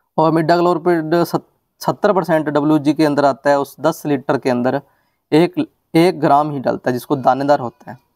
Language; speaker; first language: Hindi; non-native, local second language; Punjabi